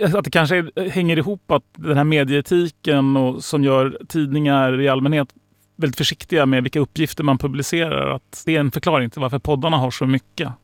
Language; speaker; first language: Swedish; native; Swedish